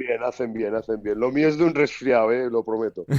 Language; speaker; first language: Spanish; native; Spanish